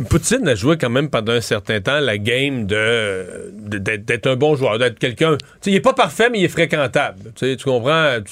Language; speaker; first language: French; native; French